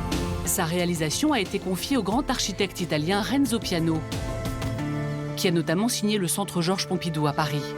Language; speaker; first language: French; native; French